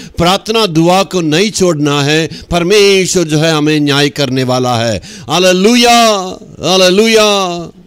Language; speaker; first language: Hindi; non-native, local second language; Tamil